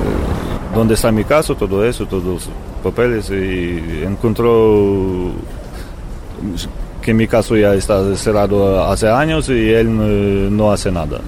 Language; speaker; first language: Spanish; non-native, learner; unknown